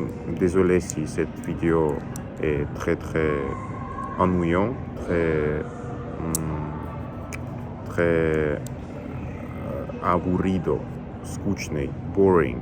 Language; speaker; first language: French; non-native, learner; Russian